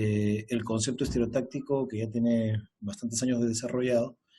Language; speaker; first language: Spanish; native; Spanish